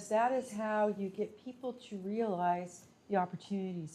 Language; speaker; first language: English; native; English